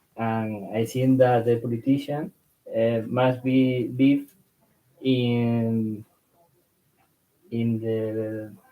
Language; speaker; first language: English; non-native, learner; Spanish